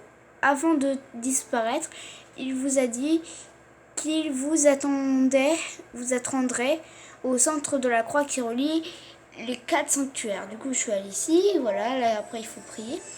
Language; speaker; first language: French; native; French